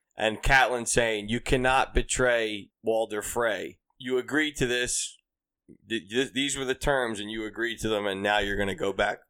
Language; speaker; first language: English; native; English